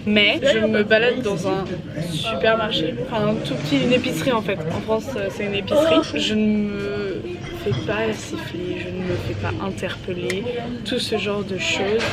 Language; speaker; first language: French; native; French